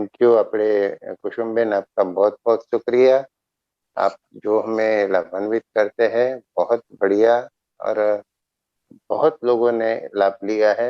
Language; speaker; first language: Hindi; non-native, local second language; Gujarati